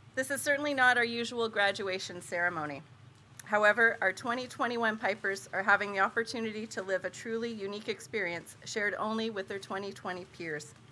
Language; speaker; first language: English; native; English